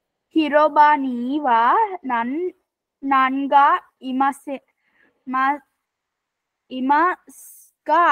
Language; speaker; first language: Japanese; non-native, learner; Sinhala